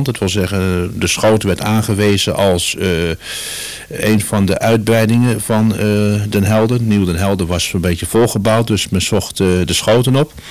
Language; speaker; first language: Dutch; native; Dutch